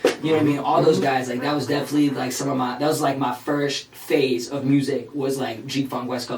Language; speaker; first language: English; early bilingual, other home language; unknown